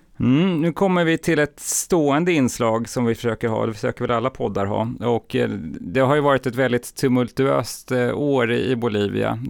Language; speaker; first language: Swedish; native; Swedish